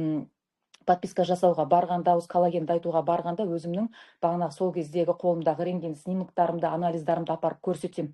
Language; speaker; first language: Kazakh; native; Kazakh